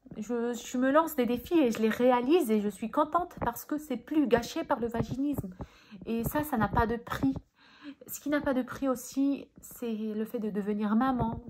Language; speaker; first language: French; early bilingual, other home language; Arabic